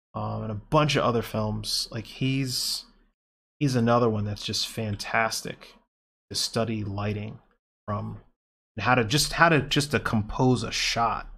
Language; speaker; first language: English; native; English